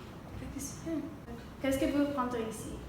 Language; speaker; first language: French; non-native, learner; Spanish